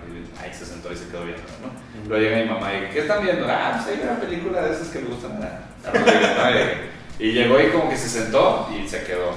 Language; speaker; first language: Spanish; native; Spanish